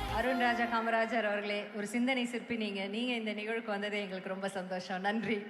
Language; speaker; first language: Tamil; native; Tamil